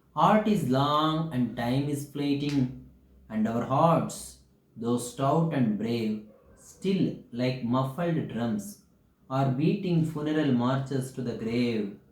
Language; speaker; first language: English; non-native, local second language; Kannada